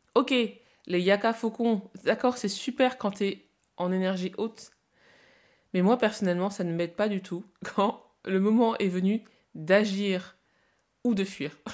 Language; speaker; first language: French; native; French